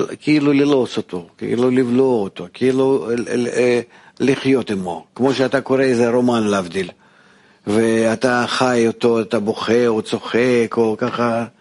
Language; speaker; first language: Hebrew; non-native, fluent; Russian